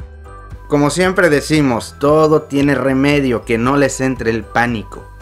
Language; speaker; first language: Spanish; native; Spanish